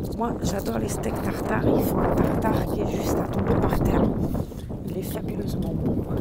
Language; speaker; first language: French; native; French